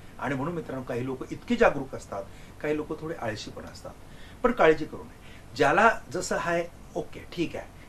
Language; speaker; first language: Marathi; non-native, local second language; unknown